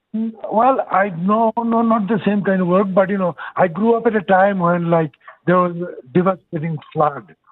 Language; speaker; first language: English; non-native, fluent; Bangla